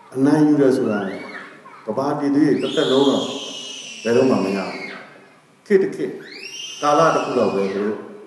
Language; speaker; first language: Burmese; native; Burmese